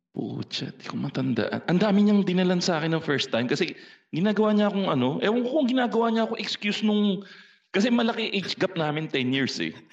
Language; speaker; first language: Filipino; native; Filipino